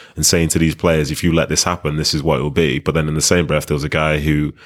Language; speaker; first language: English; native; English